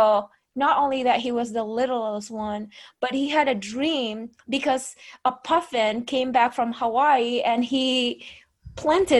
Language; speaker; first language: English; non-native, fluent; Indonesian